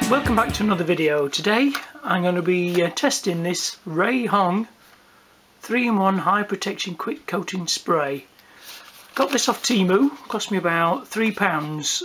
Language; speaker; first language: English; native; English